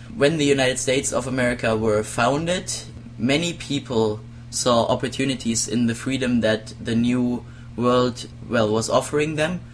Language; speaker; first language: English; non-native, fluent; German